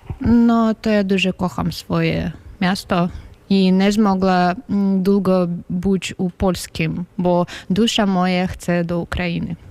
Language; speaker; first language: Polish; non-native, learner; Ukrainian